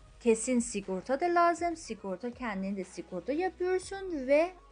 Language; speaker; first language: Turkish; non-native, fluent; Persian